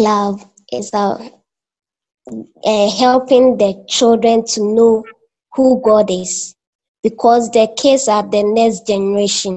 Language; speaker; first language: English; non-native, local second language; Akan